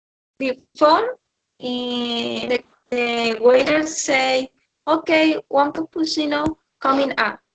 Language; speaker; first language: English; non-native, learner; Spanish